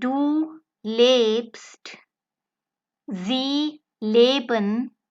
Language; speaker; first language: German; non-native, fluent; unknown